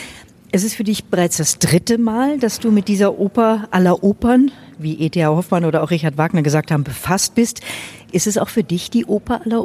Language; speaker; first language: German; native; German